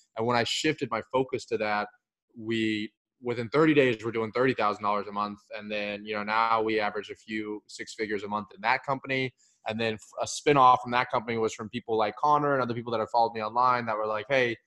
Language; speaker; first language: English; early bilingual, other home language; Hindi